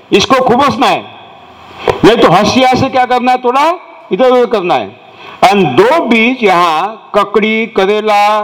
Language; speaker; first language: Hindi; non-native, local second language; Marathi